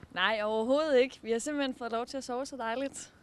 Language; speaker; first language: Danish; native; Danish